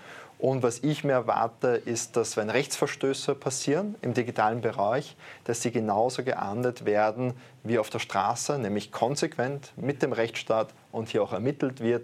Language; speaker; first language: German; native; German